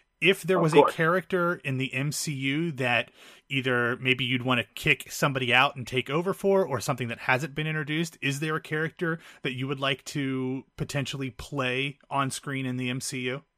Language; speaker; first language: English; native; English